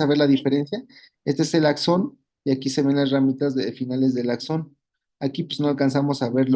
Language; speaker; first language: Spanish; native; Spanish